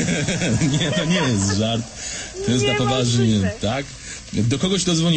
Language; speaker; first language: Polish; native; Polish